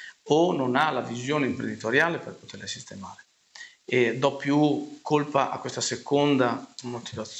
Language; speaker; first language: Italian; native; Italian